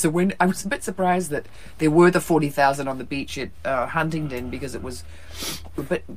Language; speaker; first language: English; native; English